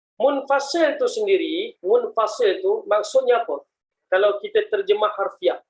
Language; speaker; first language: Malay; native; Malay